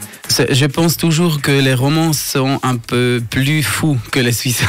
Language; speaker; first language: French; non-native, local second language; German